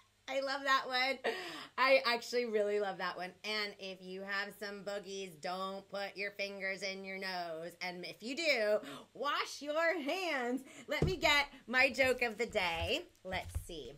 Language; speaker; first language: English; early bilingual, other home language; Spanish